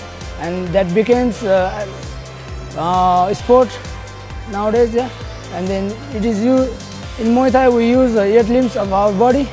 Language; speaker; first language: English; non-native, local second language; Nepali